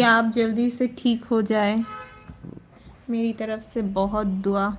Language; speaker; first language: Hindi; non-native, learner; Bangla